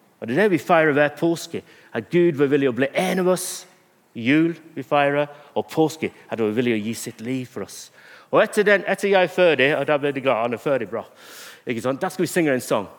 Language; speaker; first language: Norwegian; non-native, fluent; English